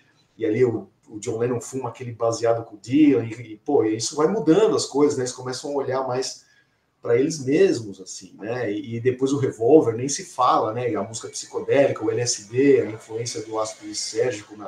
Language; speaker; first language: Portuguese; native; Portuguese